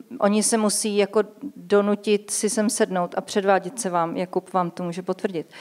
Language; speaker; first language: Czech; native; Czech